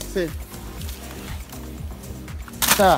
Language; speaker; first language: Spanish; non-native, learner; Filipino